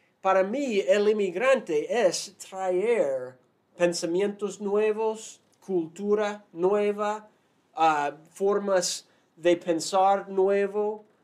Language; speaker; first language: Spanish; non-native, fluent; English